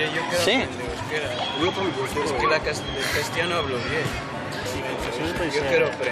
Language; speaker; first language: Spanish; non-native, fluent; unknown